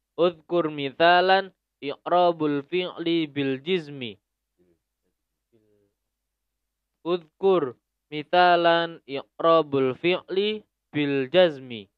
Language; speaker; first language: Arabic; non-native, learner; Indonesian